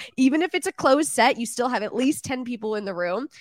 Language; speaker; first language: English; native; English